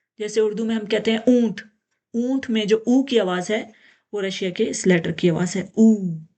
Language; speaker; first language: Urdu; native; Urdu